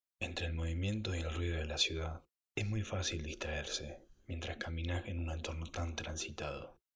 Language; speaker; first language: Spanish; native; Spanish